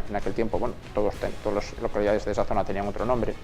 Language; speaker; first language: Spanish; native; Spanish